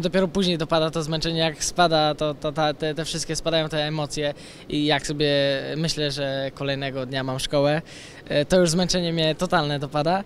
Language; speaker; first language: Polish; native; Polish